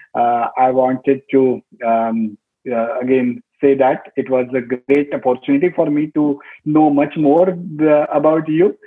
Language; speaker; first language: English; non-native, local second language; Marathi